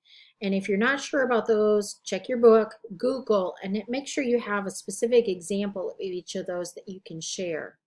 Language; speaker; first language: English; native; English